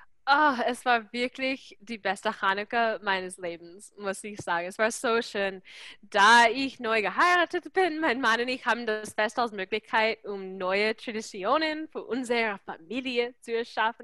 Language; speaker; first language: German; non-native, fluent; English